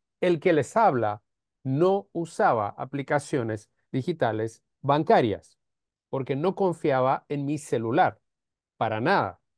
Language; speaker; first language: Spanish; non-native, fluent; Romanian